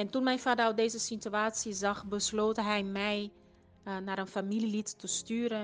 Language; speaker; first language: Dutch; non-native, fluent; Portuguese